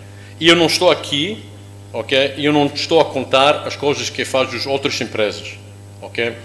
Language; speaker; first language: Portuguese; non-native, learner; English